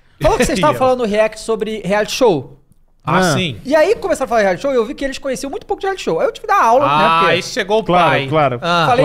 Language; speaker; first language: Portuguese; native; Portuguese